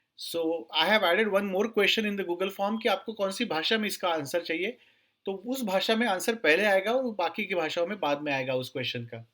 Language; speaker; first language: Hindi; non-native, local second language; Marathi